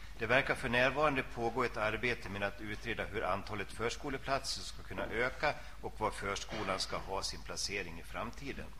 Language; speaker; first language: Swedish; native; Swedish